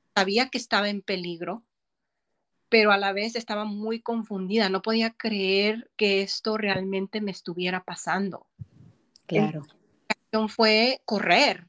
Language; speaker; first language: Spanish; native; Spanish